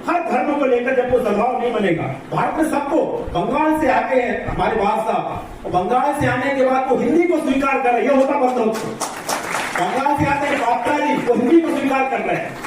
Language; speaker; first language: Hindi; native; Hindi